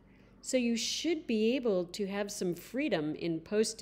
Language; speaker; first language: English; native; English